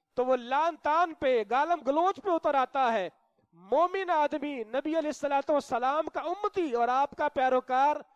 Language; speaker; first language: Urdu; non-native, local second language; Punjabi